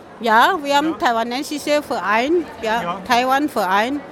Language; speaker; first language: German; non-native, learner; Min Nan Chinese